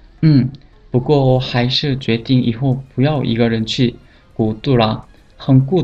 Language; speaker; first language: Chinese; non-native, fluent; Korean